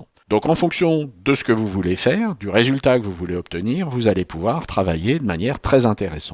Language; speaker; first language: French; native; French